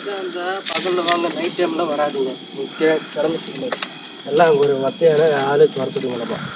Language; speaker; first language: Tamil; native; Tamil